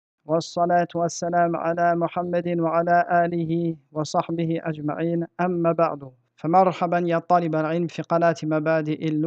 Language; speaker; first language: Arabic; non-native, fluent; French